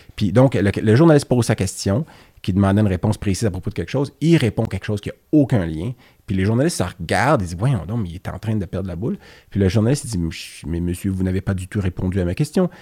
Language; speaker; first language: French; native; French